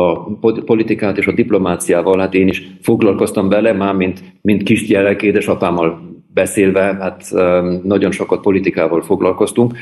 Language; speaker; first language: Hungarian; early bilingual, heritage; German